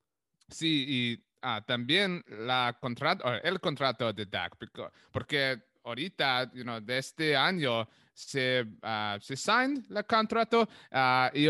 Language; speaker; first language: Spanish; non-native, learner; English